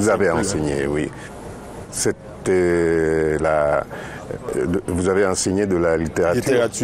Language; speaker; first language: French; non-native, fluent; Greek